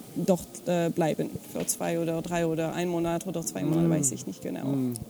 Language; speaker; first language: German; non-native, fluent; French